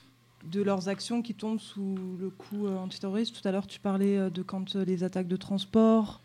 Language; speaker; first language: French; native; French